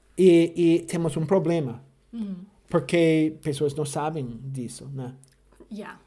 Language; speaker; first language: Portuguese; non-native, fluent; English